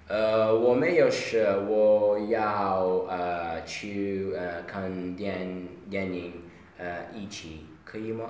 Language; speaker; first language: Chinese; non-native, learner; Uzbek